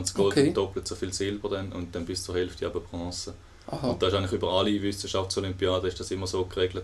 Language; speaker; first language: German; native; German